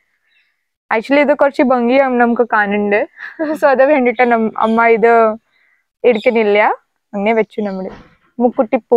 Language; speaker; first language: Malayalam; non-native, learner; Hindi